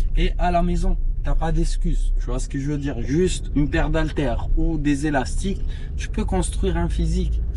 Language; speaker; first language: French; non-native, local second language; Arabic